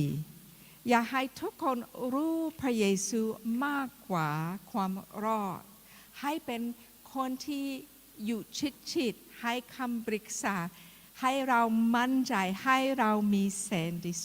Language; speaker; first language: Thai; non-native, fluent; English